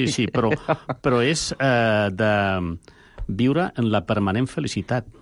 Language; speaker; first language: Catalan; non-native, local second language; Spanish